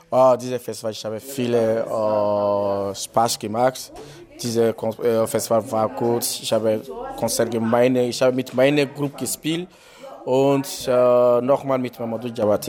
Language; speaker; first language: German; non-native, learner; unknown